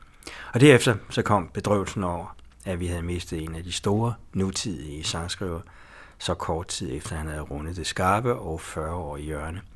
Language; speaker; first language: Danish; native; Danish